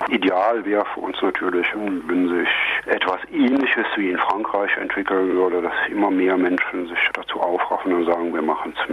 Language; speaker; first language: German; native; German